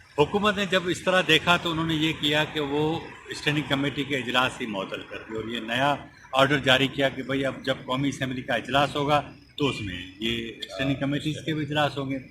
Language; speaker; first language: Urdu; non-native, local second language; Sindhi